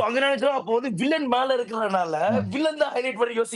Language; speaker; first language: Tamil; native; Tamil